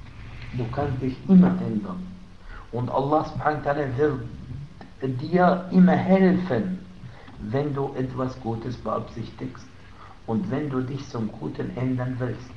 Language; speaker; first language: German; non-native, fluent; Arabic